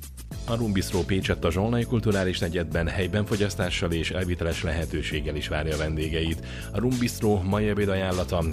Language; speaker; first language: Hungarian; native; Hungarian